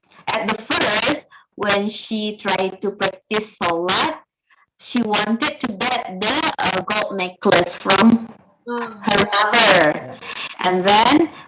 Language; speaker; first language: English; non-native, learner; Indonesian